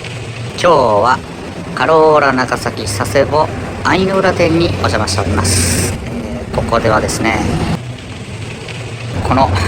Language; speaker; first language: Japanese; native; Japanese